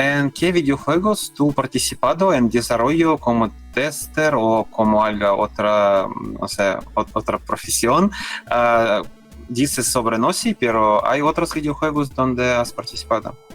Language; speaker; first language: Spanish; non-native, learner; Russian